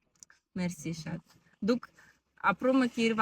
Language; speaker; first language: Armenian; non-native, learner; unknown